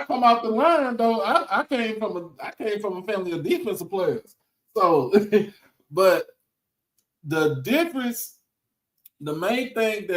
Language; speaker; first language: English; native; English